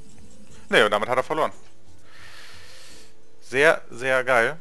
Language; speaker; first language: German; native; German